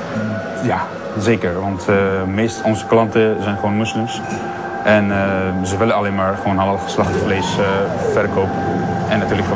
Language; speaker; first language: Dutch; non-native, fluent; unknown